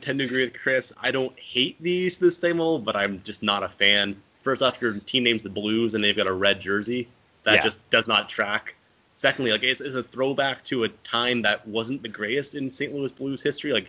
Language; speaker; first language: English; native; English